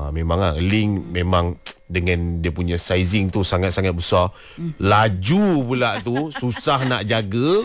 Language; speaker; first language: Malay; native; Malay